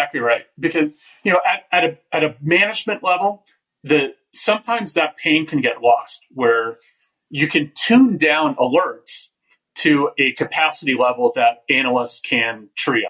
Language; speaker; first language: English; native; English